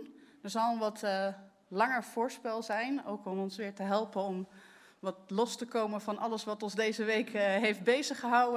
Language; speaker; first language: Dutch; native; Dutch